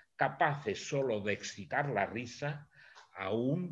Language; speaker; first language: Spanish; non-native, local second language; Catalan